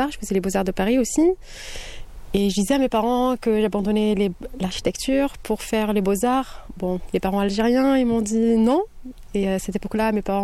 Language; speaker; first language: French; non-native, local second language; Kabyle